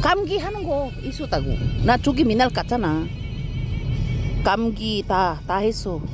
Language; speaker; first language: Korean; non-native, learner; Filipino